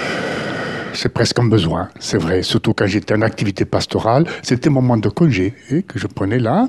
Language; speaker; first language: French; native; French